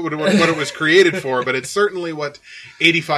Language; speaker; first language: English; native; English